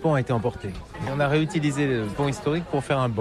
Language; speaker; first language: French; native; French